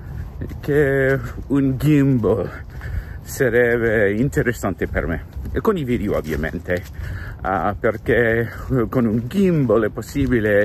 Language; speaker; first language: Italian; non-native, learner; English